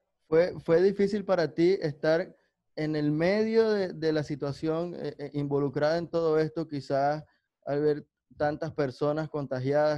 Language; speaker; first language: Spanish; native; Spanish